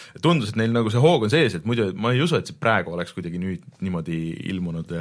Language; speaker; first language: Estonian; native; Estonian